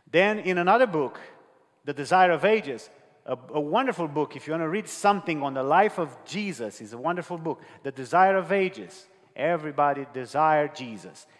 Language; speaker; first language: English; non-native, fluent; Romanian